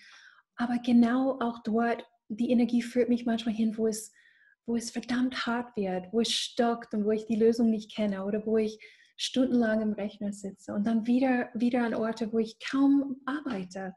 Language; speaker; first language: German; non-native, fluent; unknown